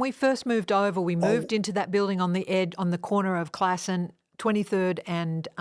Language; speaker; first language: English; non-native, fluent; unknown